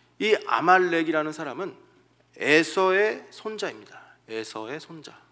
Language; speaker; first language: Korean; native; Korean